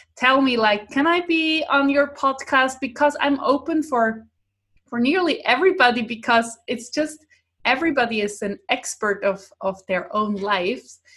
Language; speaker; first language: English; non-native, fluent; Swiss German